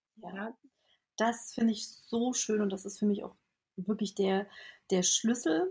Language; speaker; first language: German; native; German